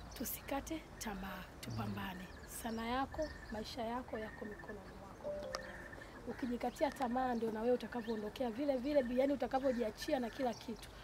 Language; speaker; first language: Swahili; native; Swahili